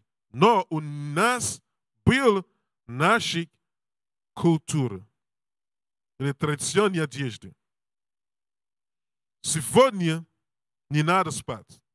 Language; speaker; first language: Russian; non-native, learner; English